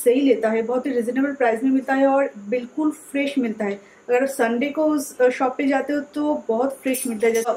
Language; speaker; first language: Hindi; non-native, local second language; Bangla